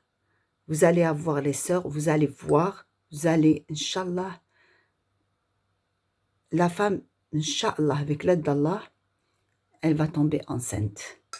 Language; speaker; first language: French; non-native, local second language; Arabic